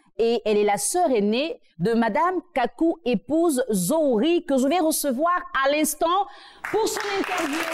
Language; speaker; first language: French; native; French